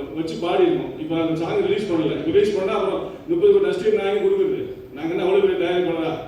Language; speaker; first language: Tamil; native; Tamil